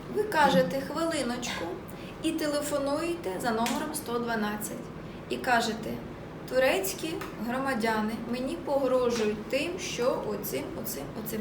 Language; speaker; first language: Ukrainian; native; Ukrainian